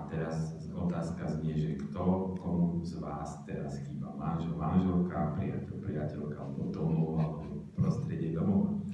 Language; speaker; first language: Slovak; native; Slovak